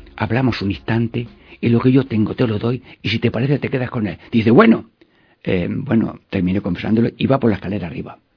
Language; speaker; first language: Spanish; native; Spanish